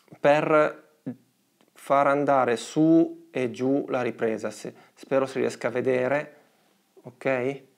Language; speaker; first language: Italian; native; Italian